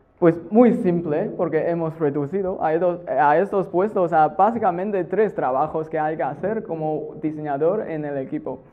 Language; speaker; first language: Spanish; non-native, fluent; Chinese